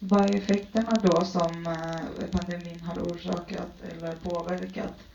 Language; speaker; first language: Swedish; early bilingual, other home language; Spanish